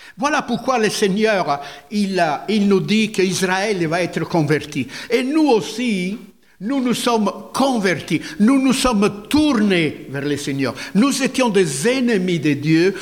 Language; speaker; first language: French; non-native, fluent; Italian